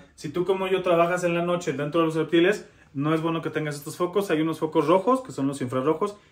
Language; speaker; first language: Spanish; native; Spanish